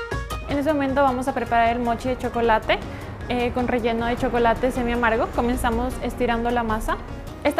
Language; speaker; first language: Spanish; native; Spanish